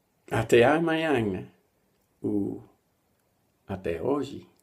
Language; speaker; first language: Portuguese; non-native, learner; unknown